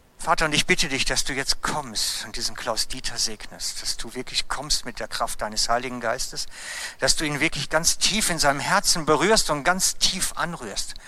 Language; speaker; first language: German; native; German